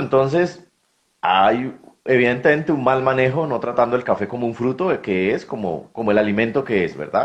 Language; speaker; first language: Spanish; native; Spanish